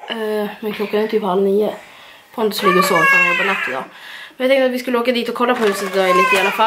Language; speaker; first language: Swedish; native; Swedish